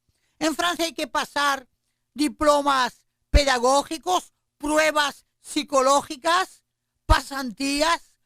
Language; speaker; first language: Spanish; native; Spanish